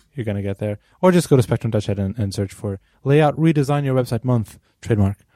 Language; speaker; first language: English; non-native, fluent; Portuguese